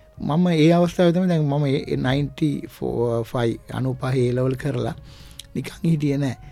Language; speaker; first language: Sinhala; non-native, local second language; Tamil